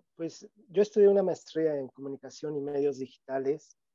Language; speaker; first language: Spanish; native; Spanish